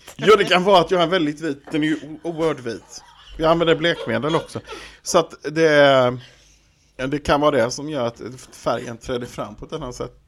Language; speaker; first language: Swedish; native; Swedish